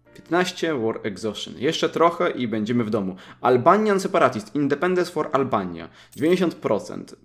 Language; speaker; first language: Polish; native; Polish